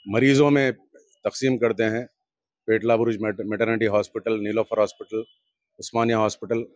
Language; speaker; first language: Urdu; native; Urdu